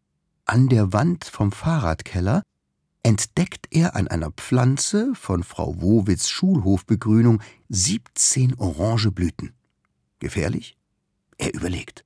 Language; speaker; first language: German; native; German